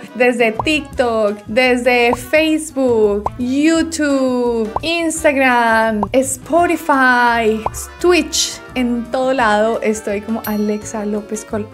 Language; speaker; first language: Spanish; native; Spanish